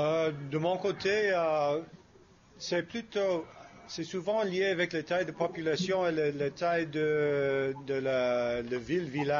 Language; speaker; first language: French; non-native, fluent; English